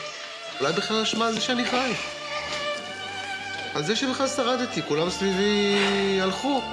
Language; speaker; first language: Hebrew; native; Hebrew